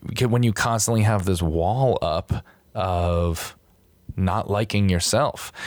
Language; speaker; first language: English; native; English